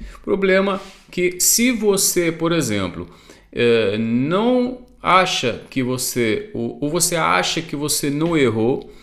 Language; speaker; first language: Portuguese; non-native, fluent; Arabic